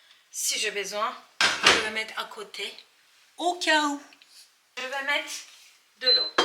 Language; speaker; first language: French; non-native, learner; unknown